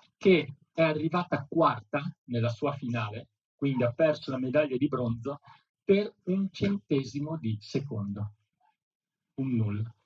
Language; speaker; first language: Italian; native; Italian